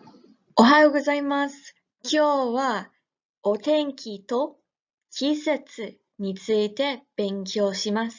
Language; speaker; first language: Japanese; non-native, fluent; English